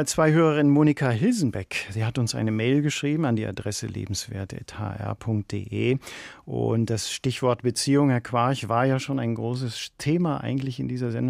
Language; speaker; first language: German; native; German